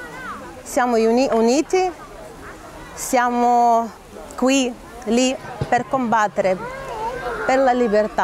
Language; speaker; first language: Italian; non-native, fluent; Ukrainian